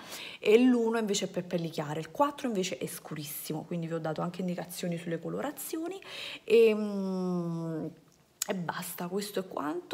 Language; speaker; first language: Italian; native; Italian